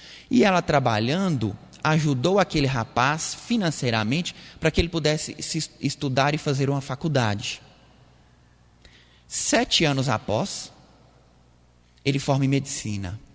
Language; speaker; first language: Portuguese; native; Portuguese